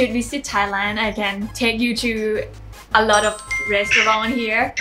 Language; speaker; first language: English; non-native, fluent; Thai